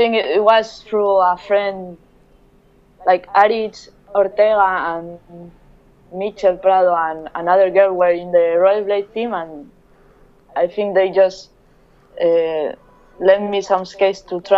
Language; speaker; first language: English; non-native, fluent; Spanish